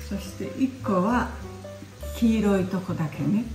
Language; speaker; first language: Japanese; early bilingual, heritage; Japanese